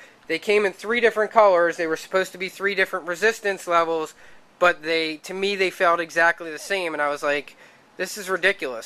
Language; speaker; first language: English; native; English